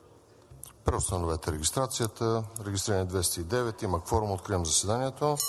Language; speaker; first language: Bulgarian; native; Bulgarian